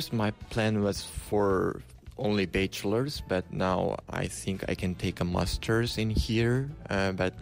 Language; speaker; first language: English; non-native, fluent; Uzbek